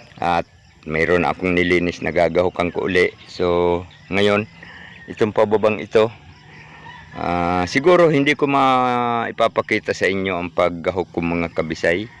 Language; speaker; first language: Filipino; non-native, local second language; Cebuano